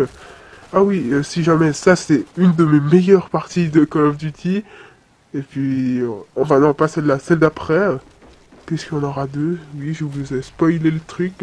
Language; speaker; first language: French; native; French